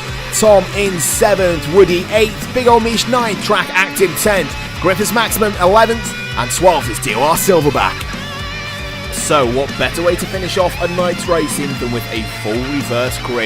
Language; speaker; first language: English; native; English